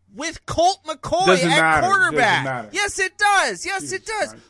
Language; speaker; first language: English; native; English